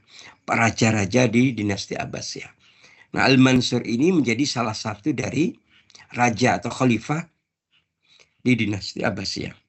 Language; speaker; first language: Indonesian; native; Indonesian